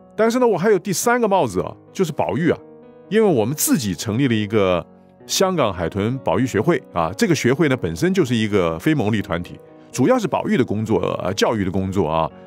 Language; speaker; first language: Chinese; non-native, local second language; Cantonese